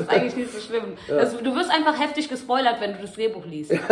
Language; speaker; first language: German; native; German